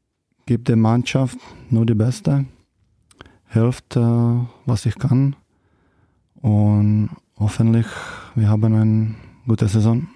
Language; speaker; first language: German; non-native, fluent; Czech